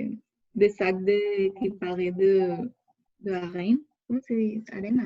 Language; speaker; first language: French; non-native, learner; Spanish